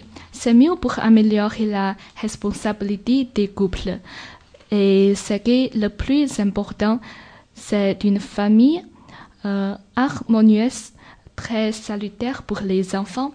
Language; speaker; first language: French; non-native, learner; Chinese